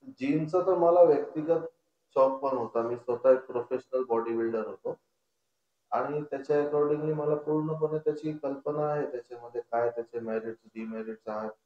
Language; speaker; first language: Marathi; non-native, local second language; Konkani